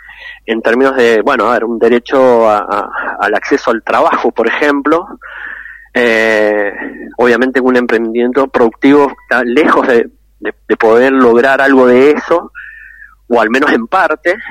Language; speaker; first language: Spanish; native; Spanish